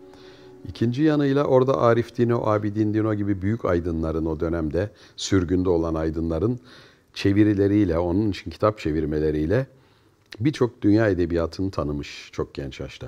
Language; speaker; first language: Turkish; native; Turkish